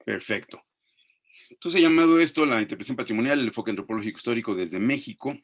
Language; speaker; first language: Spanish; native; Spanish